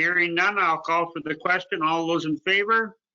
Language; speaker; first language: English; native; English